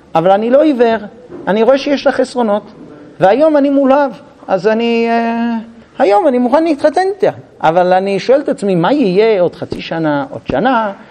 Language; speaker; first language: Hebrew; non-native, fluent; English